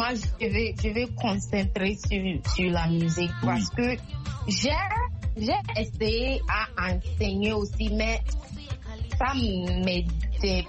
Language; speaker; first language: French; non-native, learner; Akan